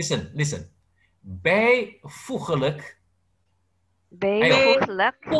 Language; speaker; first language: Dutch; non-native, fluent; Indonesian